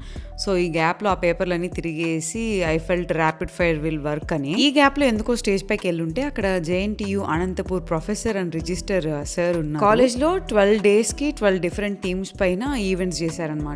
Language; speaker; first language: Telugu; native; Telugu